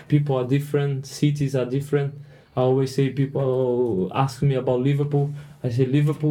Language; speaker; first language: English; non-native, fluent; Portuguese